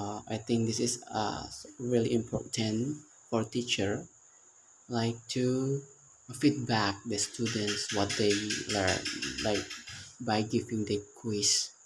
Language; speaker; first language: English; non-native, learner; Indonesian